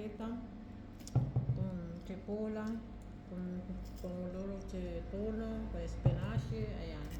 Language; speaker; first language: Italian; non-native, learner; Filipino